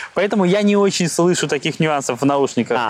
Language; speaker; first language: Russian; native; Russian